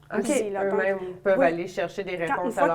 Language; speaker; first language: French; native; French